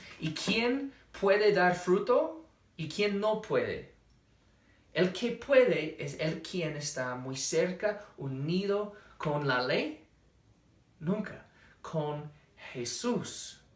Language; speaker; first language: Spanish; non-native, fluent; English